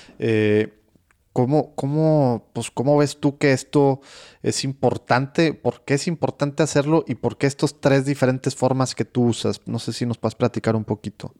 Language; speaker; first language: Spanish; native; Spanish